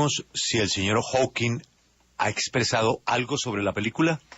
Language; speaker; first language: Spanish; native; Spanish